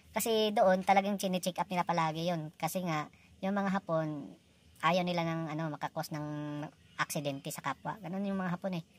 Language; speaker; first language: Filipino; non-native, local second language; Cebuano